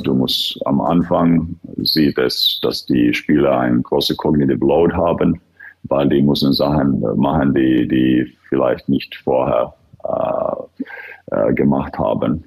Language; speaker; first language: German; non-native, fluent; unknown